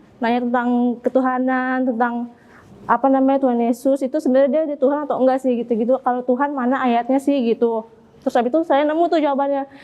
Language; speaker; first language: Indonesian; native; Indonesian